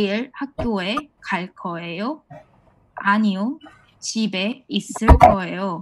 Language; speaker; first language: Korean; non-native, fluent; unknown